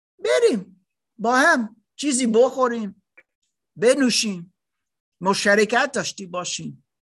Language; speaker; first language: Persian; non-native, learner; German